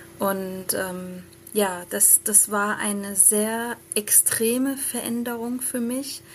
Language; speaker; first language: German; early bilingual, other home language; Persian